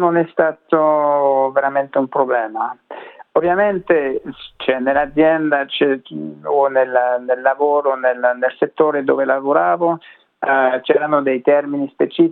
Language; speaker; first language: Italian; non-native, fluent; French